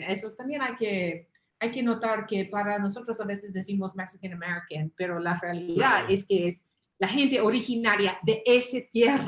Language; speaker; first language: Spanish; early bilingual, heritage; English